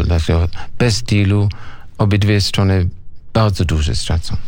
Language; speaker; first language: Polish; non-native, fluent; English